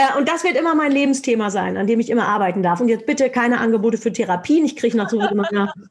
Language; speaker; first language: German; native; German